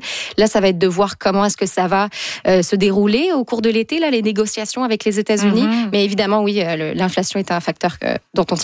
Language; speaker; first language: French; native; French